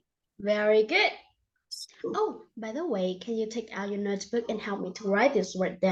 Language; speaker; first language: English; non-native, fluent; Vietnamese